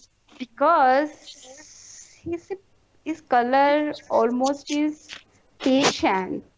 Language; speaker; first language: English; non-native, learner; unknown